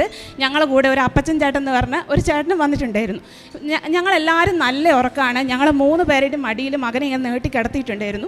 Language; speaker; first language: Malayalam; native; Malayalam